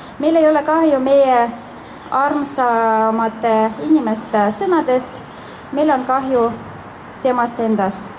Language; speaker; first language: Estonian; non-native, fluent; Udmurt